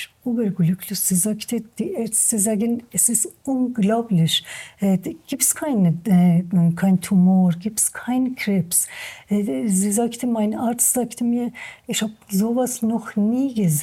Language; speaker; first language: German; non-native, learner; Persian